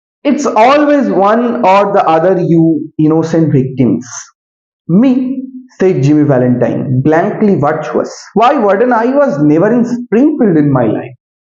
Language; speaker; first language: English; non-native, local second language; Bangla